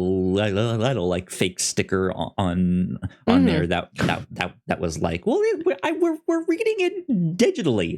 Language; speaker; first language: English; native; English